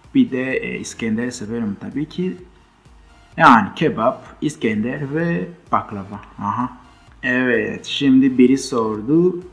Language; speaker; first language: Turkish; non-native, fluent; Kinyarwanda